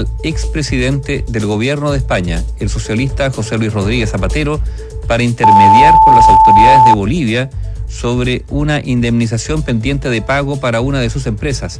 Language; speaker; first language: Spanish; native; Spanish